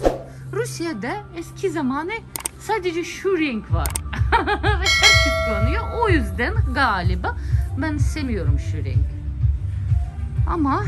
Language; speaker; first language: Turkish; non-native, learner; Russian